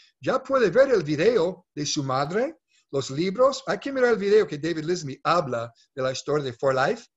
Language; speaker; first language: Spanish; non-native, fluent; English